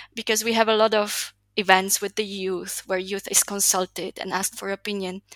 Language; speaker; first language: English; non-native, fluent; Slovak